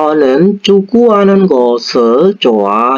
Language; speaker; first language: Korean; non-native, fluent; Indonesian